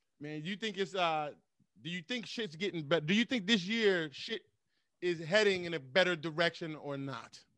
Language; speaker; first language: English; native; English